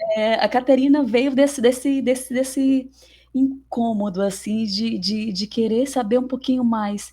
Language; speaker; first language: Portuguese; native; Portuguese